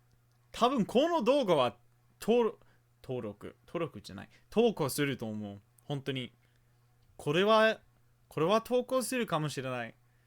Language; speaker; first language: Japanese; non-native, fluent; English